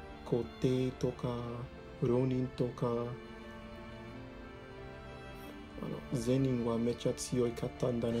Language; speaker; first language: Japanese; non-native, learner; English